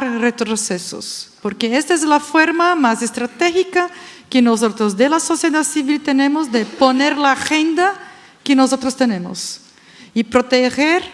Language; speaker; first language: Spanish; non-native, fluent; Portuguese